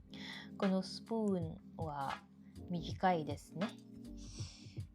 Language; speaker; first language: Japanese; non-native, learner; French